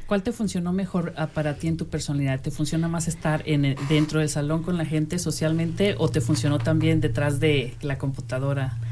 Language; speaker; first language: Spanish; native; Spanish